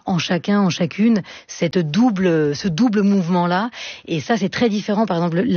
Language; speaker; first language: French; native; French